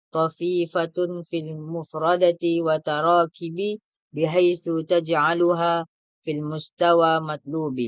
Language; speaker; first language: Arabic; non-native, learner; Indonesian